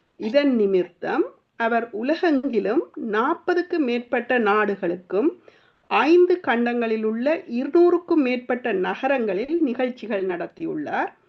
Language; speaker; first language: Tamil; native; Tamil